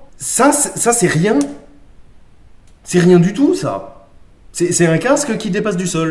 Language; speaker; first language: French; native; French